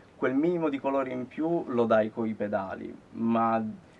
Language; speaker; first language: Italian; native; Italian